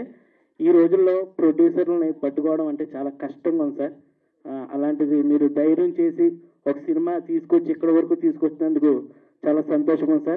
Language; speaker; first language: Telugu; native; Telugu